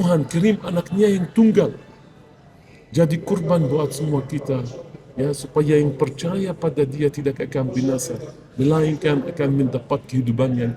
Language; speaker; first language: Indonesian; non-native, fluent; Arabic